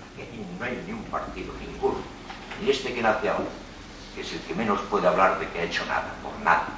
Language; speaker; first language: Spanish; native; Spanish